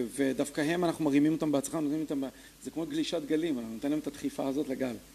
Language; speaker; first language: Hebrew; early bilingual, other home language; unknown